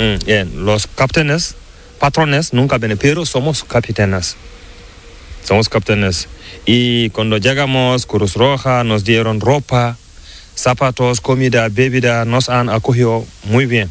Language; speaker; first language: Spanish; non-native, learner; Fula